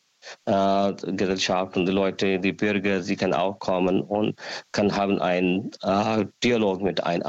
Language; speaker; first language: German; non-native, learner; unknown